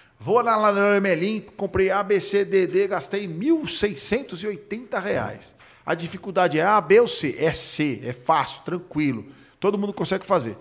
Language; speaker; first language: Portuguese; early bilingual, other home language; Hebrew